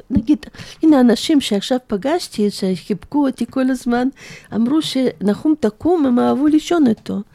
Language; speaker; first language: Hebrew; non-native, fluent; Russian